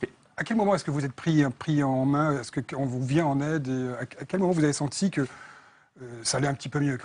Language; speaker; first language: French; native; French